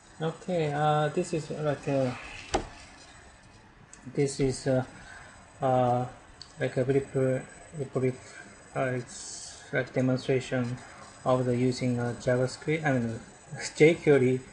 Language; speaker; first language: English; non-native, learner; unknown